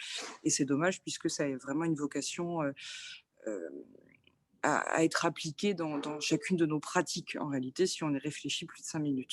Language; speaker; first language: French; native; French